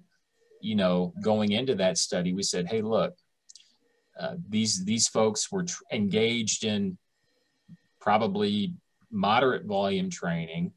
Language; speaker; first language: English; native; English